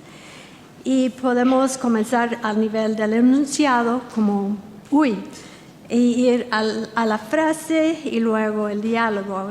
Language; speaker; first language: Spanish; non-native, fluent; English